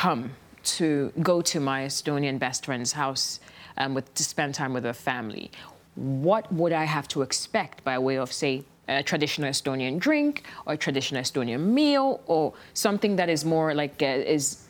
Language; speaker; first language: English; non-native, local second language; Akan